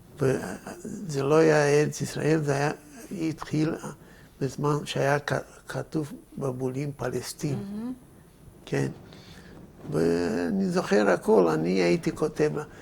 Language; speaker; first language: Hebrew; non-native, fluent; Yiddish